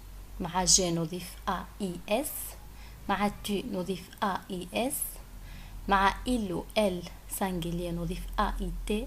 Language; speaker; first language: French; non-native, fluent; Arabic